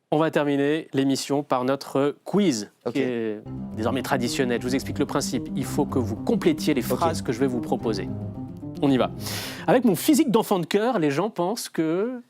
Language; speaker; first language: French; native; French